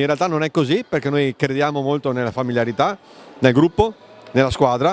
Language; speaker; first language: Italian; native; Italian